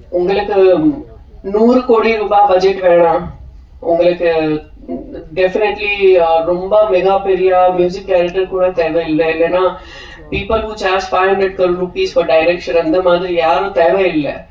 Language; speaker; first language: Tamil; non-native, fluent; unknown